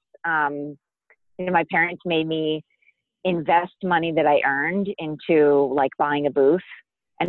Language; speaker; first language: English; native; English